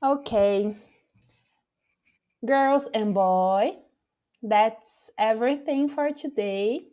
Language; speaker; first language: English; non-native, fluent; Portuguese